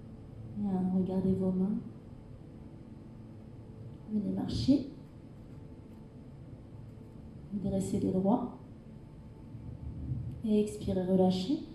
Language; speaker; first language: French; native; French